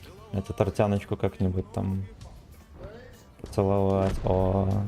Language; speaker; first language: Russian; native; Russian